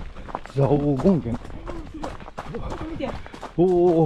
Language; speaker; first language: Japanese; native; Japanese